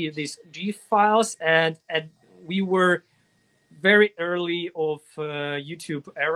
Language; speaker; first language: English; non-native, learner; Russian